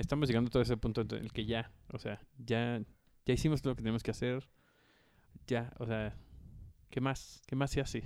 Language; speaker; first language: Spanish; native; Spanish